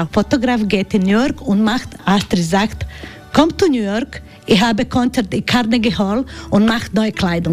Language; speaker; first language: German; non-native, learner; Croatian